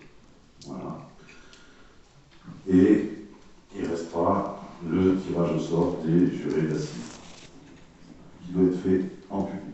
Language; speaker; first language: French; native; French